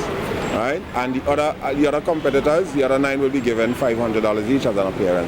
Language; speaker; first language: English; native; English